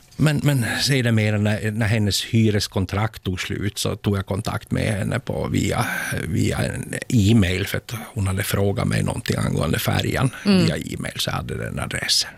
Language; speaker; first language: Swedish; native; Swedish